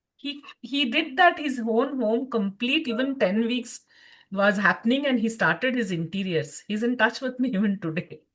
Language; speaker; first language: English; non-native, local second language; Kannada